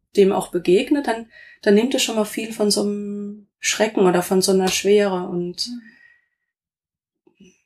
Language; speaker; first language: German; native; German